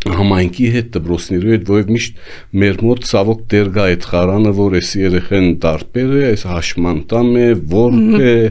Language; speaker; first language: Armenian; native; Armenian